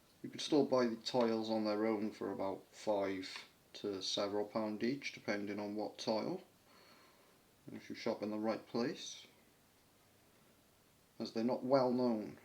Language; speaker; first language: English; native; English